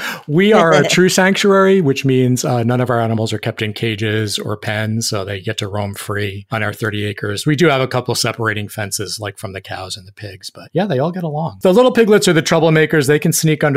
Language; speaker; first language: English; native; English